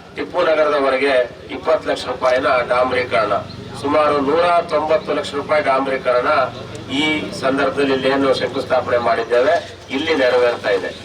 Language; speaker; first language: Kannada; native; Kannada